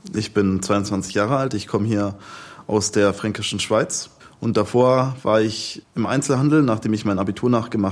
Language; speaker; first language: German; native; German